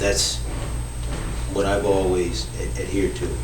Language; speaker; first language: English; native; English